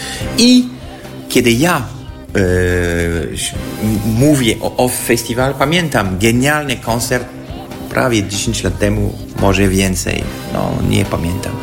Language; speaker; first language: Polish; non-native, fluent; French